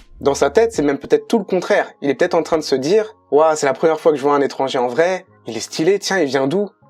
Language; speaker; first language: French; native; French